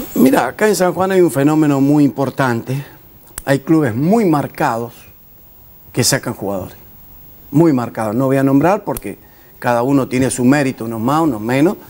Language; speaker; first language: Spanish; native; Spanish